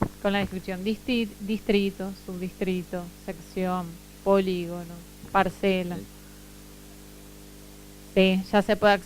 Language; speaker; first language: Spanish; native; Spanish